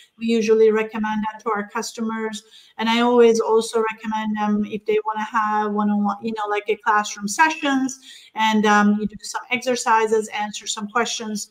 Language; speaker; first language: English; non-native, fluent; Turkish